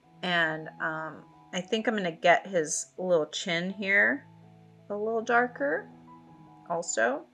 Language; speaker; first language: English; native; English